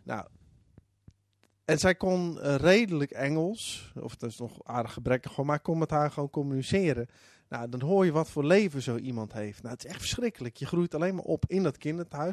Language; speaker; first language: Dutch; native; Dutch